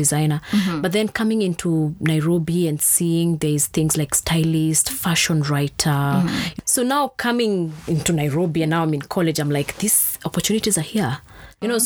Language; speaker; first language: English; non-native, local second language; Kikuyu